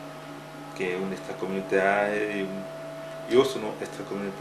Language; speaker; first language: Italian; non-native, fluent; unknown